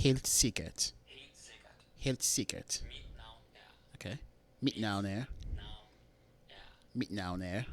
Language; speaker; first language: Danish; non-native, learner; English